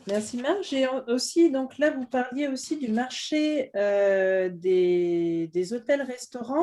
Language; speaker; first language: French; native; French